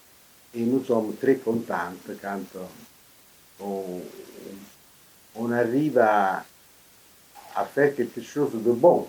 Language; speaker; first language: French; non-native, fluent; Italian